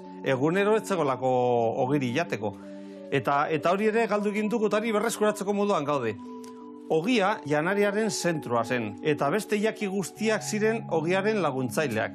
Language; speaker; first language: Basque; native; Basque